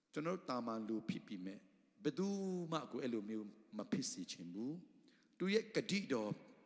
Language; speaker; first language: Burmese; non-native, local second language; Tedim Chin